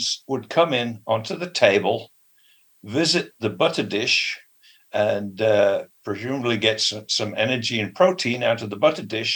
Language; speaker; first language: English; native; English